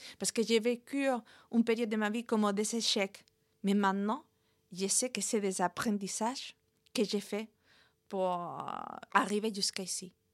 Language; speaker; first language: French; non-native, fluent; Spanish